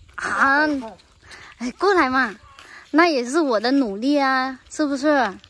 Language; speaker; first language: Chinese; non-native, fluent; Vietnamese